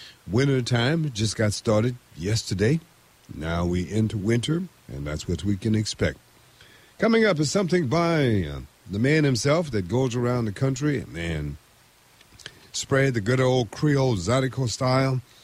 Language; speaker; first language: English; early bilingual, other home language; French